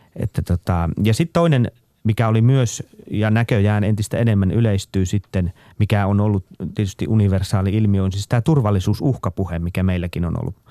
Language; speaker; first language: Finnish; native; Finnish